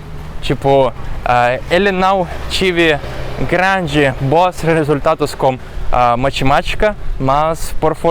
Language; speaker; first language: Portuguese; non-native, fluent; Russian